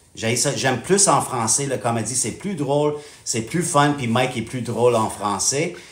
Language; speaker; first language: French; non-native, fluent; English